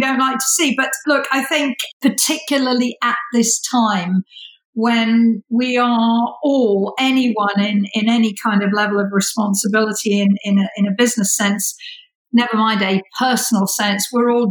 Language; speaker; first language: English; native; English